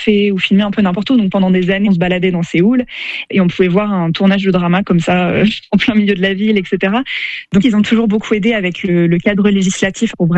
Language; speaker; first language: French; native; French